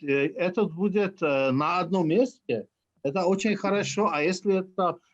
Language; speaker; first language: Russian; non-native, fluent; Czech